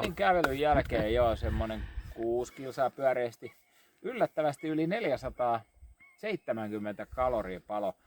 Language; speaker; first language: Finnish; native; Finnish